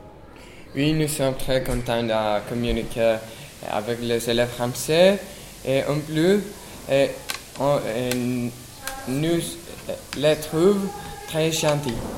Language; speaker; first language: French; non-native, learner; Greek